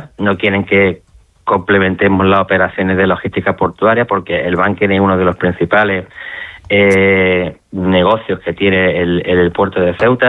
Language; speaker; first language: Spanish; native; Spanish